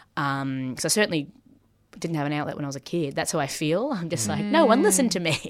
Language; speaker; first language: English; early bilingual, other home language; Maltese